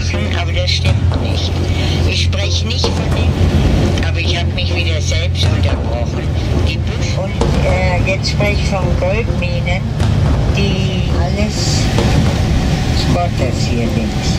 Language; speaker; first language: German; non-native, fluent; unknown